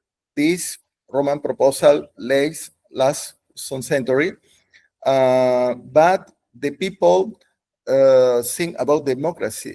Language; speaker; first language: English; non-native, learner; Spanish